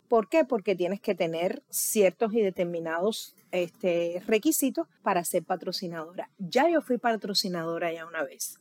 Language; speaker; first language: Spanish; native; Spanish